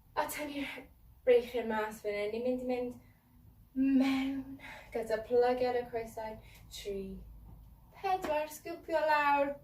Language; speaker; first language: Welsh; non-native, local second language; English